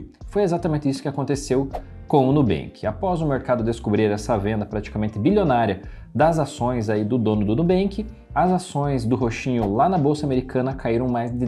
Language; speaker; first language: Portuguese; native; Portuguese